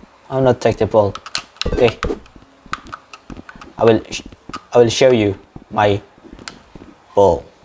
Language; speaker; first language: English; non-native, learner; Indonesian